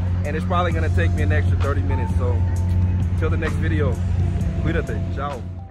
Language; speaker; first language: English; native; English